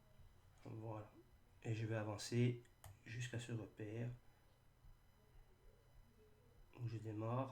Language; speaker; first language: French; native; French